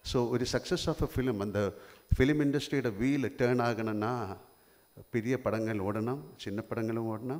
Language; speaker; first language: Tamil; non-native, learner; Malayalam